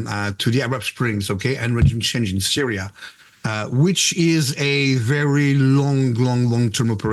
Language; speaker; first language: English; non-native, fluent; French